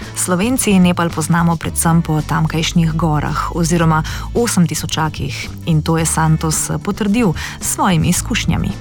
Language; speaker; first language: Slovenian; native; Slovenian